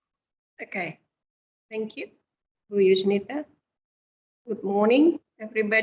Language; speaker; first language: English; non-native, fluent; Indonesian